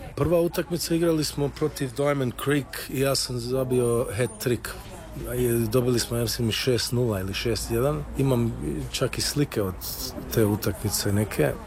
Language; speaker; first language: Croatian; early bilingual, heritage; Croatian